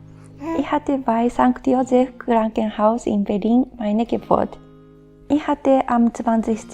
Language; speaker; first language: German; non-native, fluent; Japanese